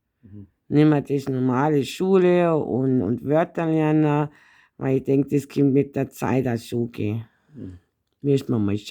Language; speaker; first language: German; native; German